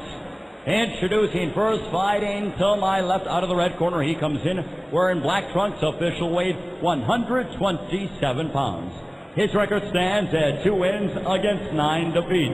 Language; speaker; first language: English; native; English